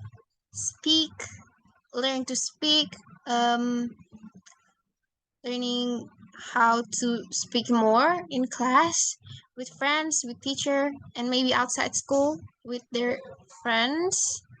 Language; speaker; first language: English; non-native, learner; Indonesian